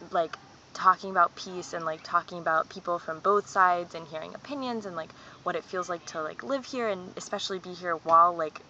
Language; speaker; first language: English; native; English